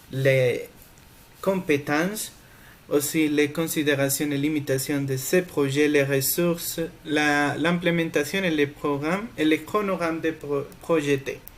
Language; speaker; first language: French; non-native, fluent; Spanish